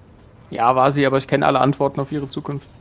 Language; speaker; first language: German; native; German